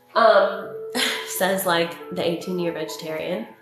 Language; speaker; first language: English; native; English